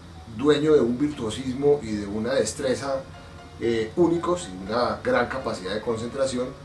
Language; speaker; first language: Spanish; native; Spanish